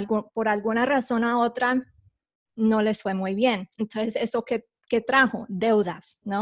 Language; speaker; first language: Spanish; early bilingual, heritage; Spanish